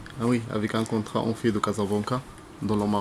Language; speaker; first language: French; non-native, learner; Arabic